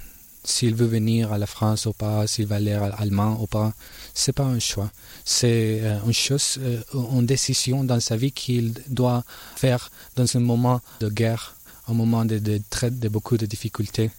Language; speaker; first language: French; non-native, learner; Spanish